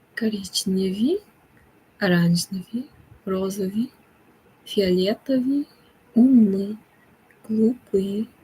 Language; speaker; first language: Russian; non-native, learner; English